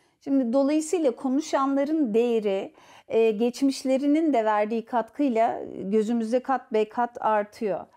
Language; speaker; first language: Turkish; native; Turkish